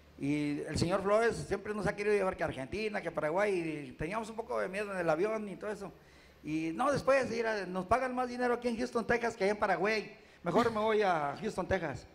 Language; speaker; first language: Spanish; native; Spanish